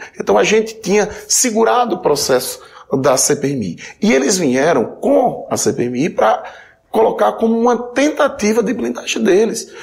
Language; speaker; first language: Portuguese; native; Portuguese